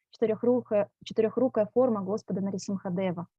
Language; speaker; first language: Russian; native; Russian